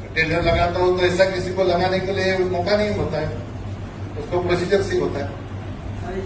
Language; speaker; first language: Hindi; non-native, local second language; Marathi